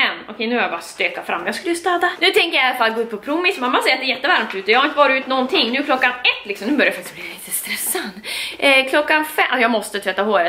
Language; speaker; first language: Swedish; native; Swedish